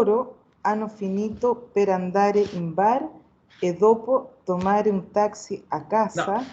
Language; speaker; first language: Italian; non-native, learner; Spanish